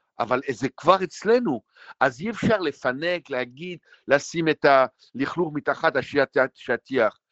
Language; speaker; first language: Hebrew; non-native, fluent; French